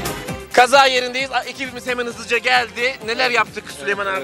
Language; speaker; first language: Turkish; native; Turkish